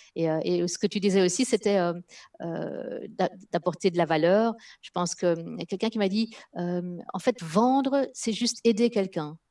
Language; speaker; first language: French; early bilingual, other home language; Dutch